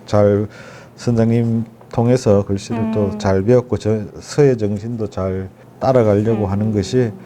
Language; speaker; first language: Korean; native; Korean